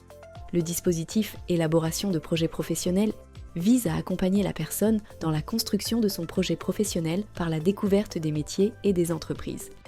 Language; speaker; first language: French; native; French